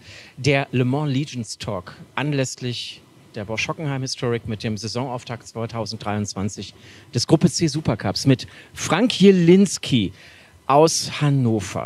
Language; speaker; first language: German; native; German